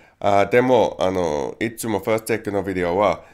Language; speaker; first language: Japanese; non-native, learner; English